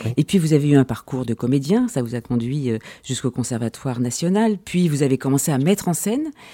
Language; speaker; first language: French; native; French